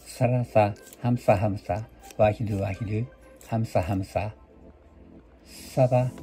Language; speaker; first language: Arabic; non-native, learner; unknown